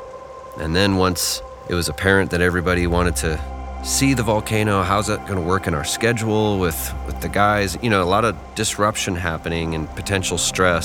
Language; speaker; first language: English; native; English